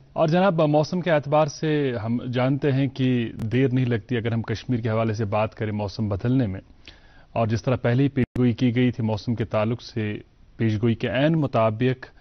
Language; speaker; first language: Hindi; non-native, local second language; Kashmiri